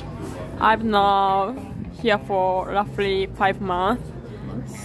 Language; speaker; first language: English; non-native, learner; Japanese